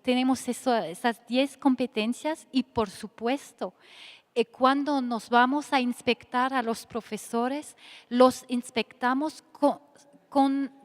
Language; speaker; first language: Spanish; non-native, fluent; French